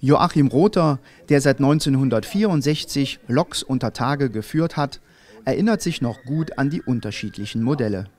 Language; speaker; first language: German; native; German